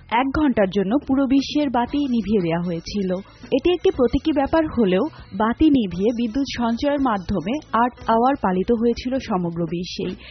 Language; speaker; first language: Bangla; native; Bangla